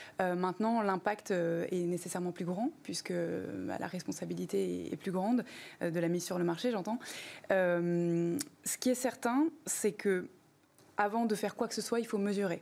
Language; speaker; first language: French; native; French